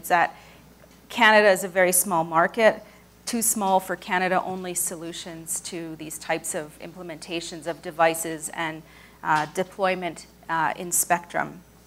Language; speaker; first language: English; native; English